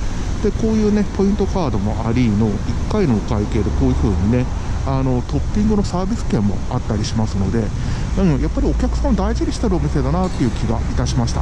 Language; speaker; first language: Japanese; native; Japanese